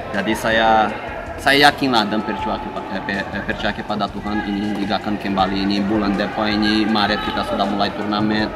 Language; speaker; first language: Indonesian; non-native, fluent; Portuguese